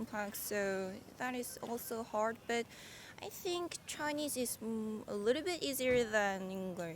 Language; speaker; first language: English; non-native, learner; Korean